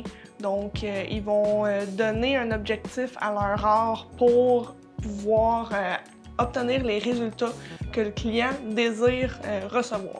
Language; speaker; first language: French; native; French